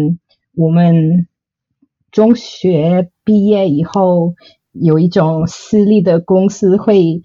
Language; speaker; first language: Chinese; non-native, fluent; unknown